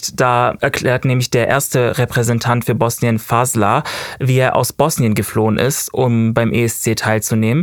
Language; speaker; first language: German; native; German